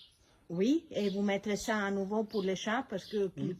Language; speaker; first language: French; native; French